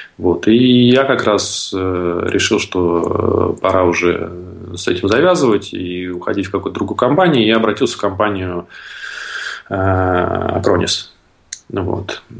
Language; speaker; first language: Russian; native; Russian